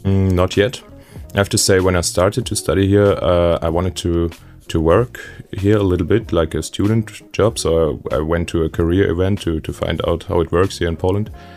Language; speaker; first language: English; non-native, fluent; German